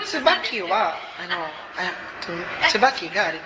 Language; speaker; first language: Japanese; non-native, learner; Cebuano